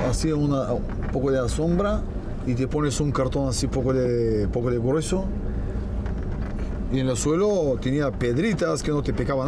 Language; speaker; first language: Spanish; non-native, fluent; Bulgarian